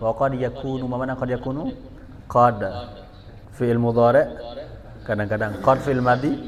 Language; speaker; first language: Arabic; non-native, fluent; Indonesian